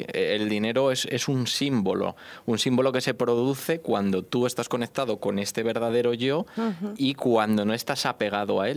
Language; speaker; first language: Spanish; native; Spanish